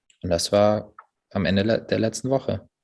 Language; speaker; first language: German; native; German